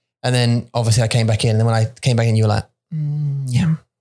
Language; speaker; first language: English; native; English